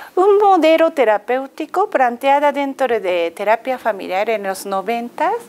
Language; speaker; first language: Spanish; non-native, fluent; Japanese